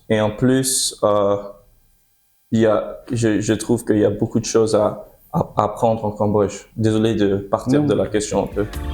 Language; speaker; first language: French; early bilingual, heritage; French